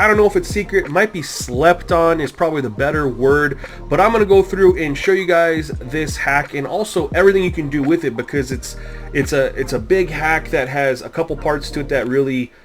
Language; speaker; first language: English; native; English